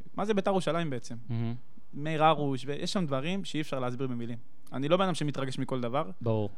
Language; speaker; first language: Hebrew; native; Hebrew